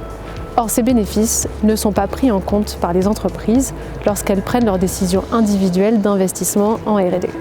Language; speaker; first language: French; native; French